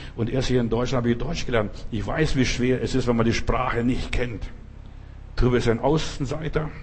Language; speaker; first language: German; non-native, fluent; Lithuanian